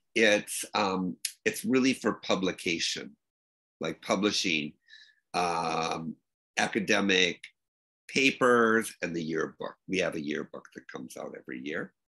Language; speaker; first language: English; native; English